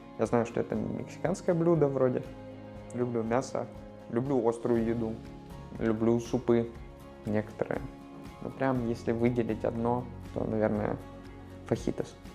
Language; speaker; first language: Russian; native; Russian